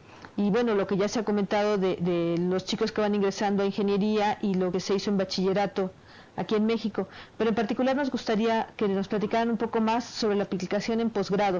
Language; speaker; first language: Spanish; native; Spanish